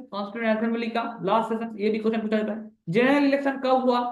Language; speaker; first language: Hindi; non-native, local second language; Bangla